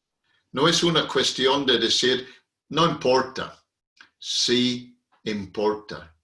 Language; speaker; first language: Spanish; non-native, fluent; English